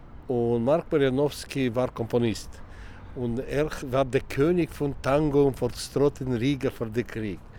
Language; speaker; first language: German; non-native, learner; Russian